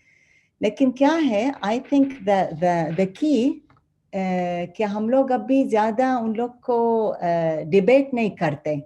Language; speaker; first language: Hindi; non-native, fluent; Arabic